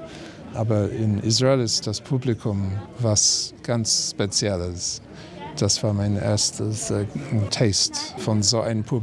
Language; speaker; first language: German; non-native, fluent; English